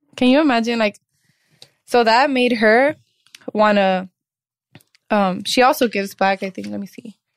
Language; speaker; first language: English; early bilingual, other home language; Spanish